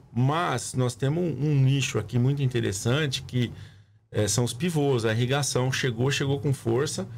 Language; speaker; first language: Portuguese; native; Portuguese